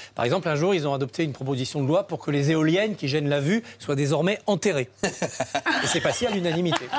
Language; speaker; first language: French; native; French